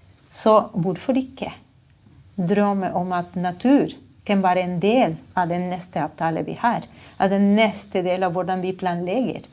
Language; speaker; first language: Norwegian; non-native, fluent; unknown